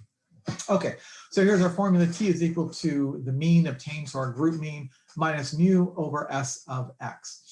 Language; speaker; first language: English; native; English